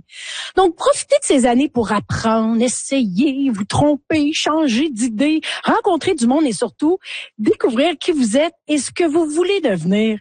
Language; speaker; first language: French; native; French